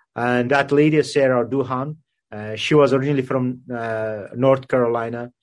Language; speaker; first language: English; non-native, fluent; Persian